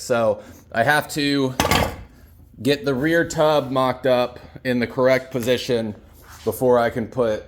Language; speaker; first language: English; native; English